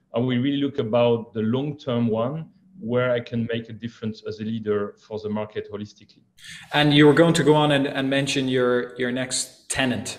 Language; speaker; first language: English; non-native, fluent; French